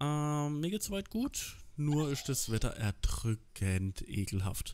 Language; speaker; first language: German; native; German